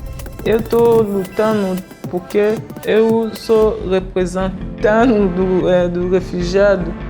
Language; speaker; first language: Portuguese; non-native, learner; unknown